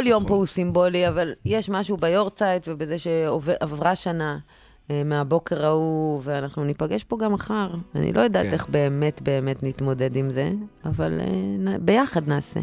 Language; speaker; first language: Hebrew; native; Hebrew